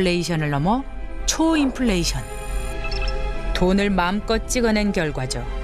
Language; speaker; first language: Korean; native; Korean